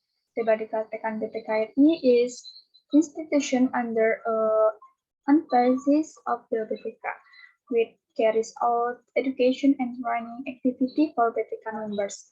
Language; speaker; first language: English; non-native, learner; Indonesian